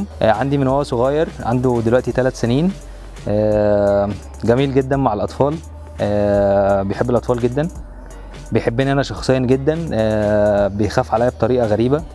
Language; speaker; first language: Arabic; native; Arabic